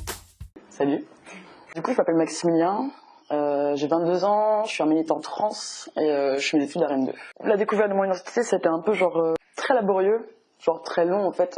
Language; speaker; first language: French; native; French